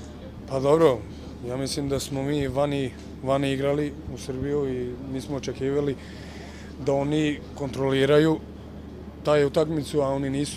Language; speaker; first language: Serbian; early bilingual, heritage; German